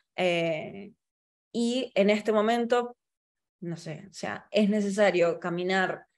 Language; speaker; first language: Spanish; native; Spanish